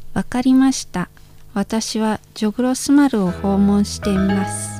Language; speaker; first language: Japanese; non-native, learner; Indonesian